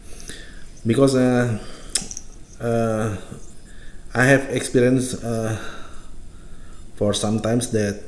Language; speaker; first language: English; non-native, fluent; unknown